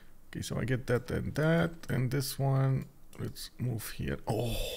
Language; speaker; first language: English; non-native, fluent; Romanian